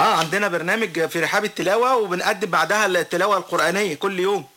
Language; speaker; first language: Arabic; native; Arabic